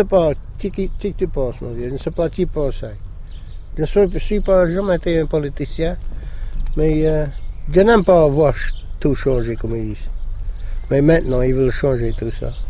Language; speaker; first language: French; non-native, local second language; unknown